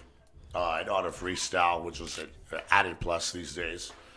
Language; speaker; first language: English; native; English